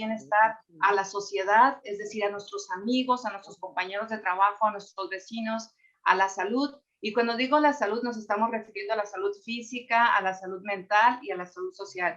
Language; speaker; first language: Spanish; native; Spanish